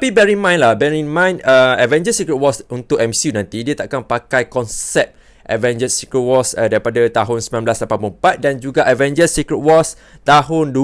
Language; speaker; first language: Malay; native; Malay